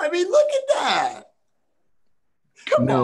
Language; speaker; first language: English; native; English